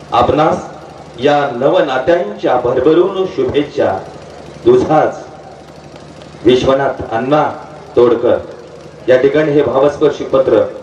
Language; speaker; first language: Marathi; native; Marathi